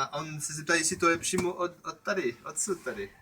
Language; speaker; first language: Czech; non-native, learner; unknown